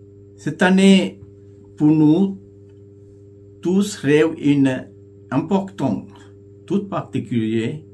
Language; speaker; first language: French; non-native, fluent; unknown